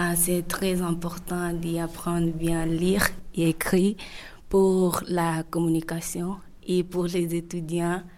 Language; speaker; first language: French; non-native, learner; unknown